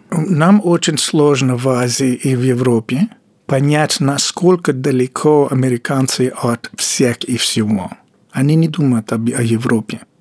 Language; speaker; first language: Russian; non-native, fluent; English